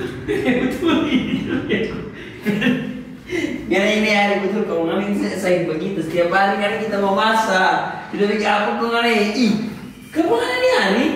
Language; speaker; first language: Indonesian; non-native, learner; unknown